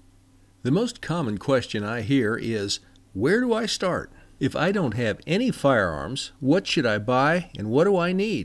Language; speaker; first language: English; native; English